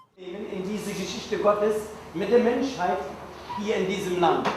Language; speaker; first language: German; non-native, fluent; Arabic